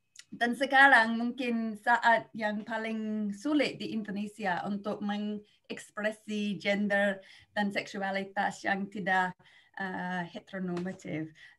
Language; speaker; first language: Indonesian; non-native, fluent; English